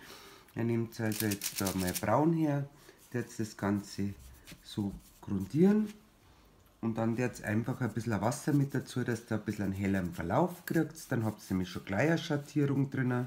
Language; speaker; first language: German; native; German